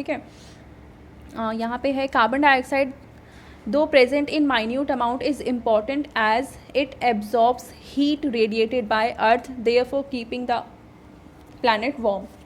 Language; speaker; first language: Hindi; native; Hindi